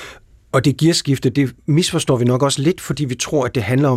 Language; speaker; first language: Danish; native; Danish